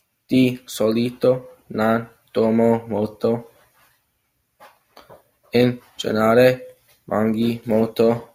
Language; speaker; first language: Italian; non-native, learner; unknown